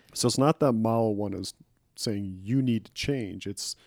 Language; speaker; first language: English; native; English